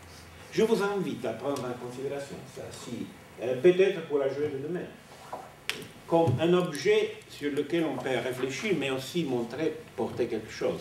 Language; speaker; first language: French; non-native, fluent; Italian